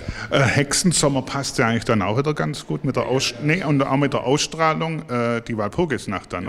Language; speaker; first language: German; native; German